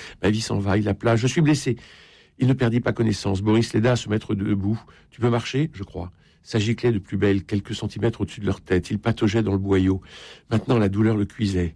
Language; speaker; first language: French; native; French